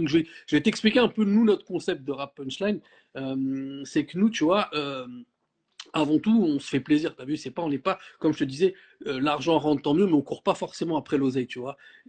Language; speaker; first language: French; native; French